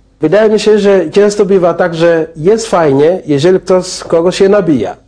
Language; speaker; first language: Polish; non-native, fluent; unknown